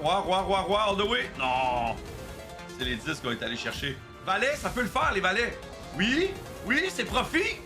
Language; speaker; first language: French; native; French